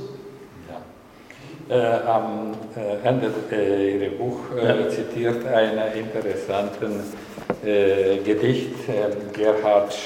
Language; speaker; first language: German; non-native, learner; Hungarian